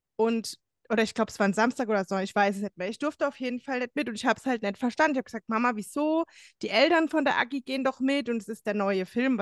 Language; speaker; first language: German; native; German